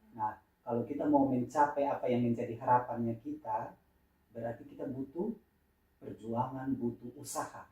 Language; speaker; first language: Indonesian; non-native, local second language; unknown